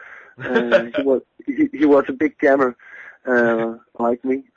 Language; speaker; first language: English; non-native, fluent; Danish